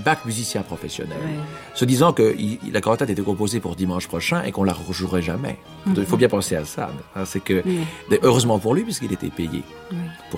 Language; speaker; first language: French; native; French